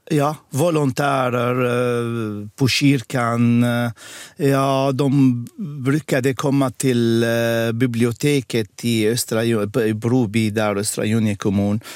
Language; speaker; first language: Swedish; non-native, fluent; Arabic